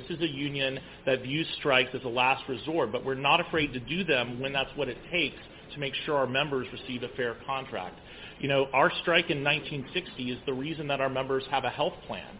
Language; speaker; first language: English; native; English